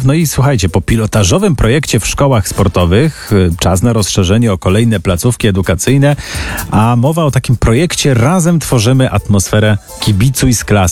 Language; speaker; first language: Polish; native; Polish